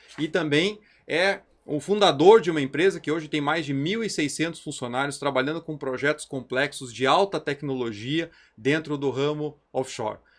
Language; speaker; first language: Portuguese; native; Portuguese